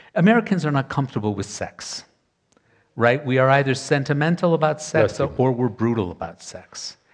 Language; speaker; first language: English; native; English